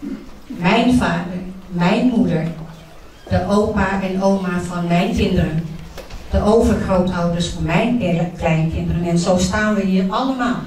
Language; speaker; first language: Dutch; early bilingual, other home language; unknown